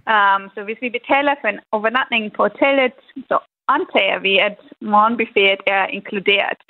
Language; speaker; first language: Danish; non-native, fluent; German